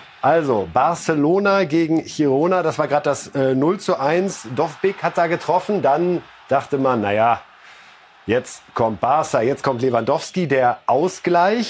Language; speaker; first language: German; native; German